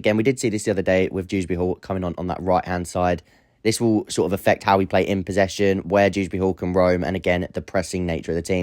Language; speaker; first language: English; native; English